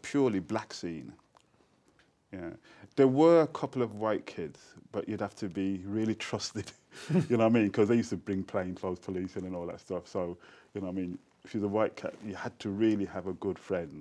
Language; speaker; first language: English; native; English